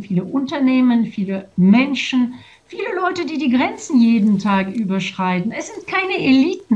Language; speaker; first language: German; non-native, fluent; French